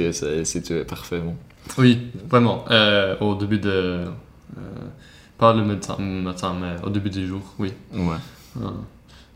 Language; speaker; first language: French; non-native, learner; Swedish